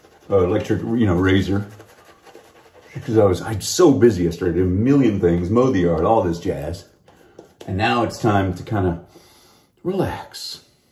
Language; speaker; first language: English; native; English